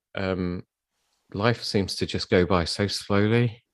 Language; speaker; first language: English; native; English